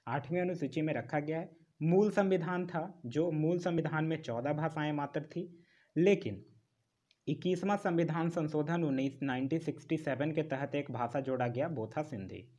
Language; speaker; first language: Hindi; native; Hindi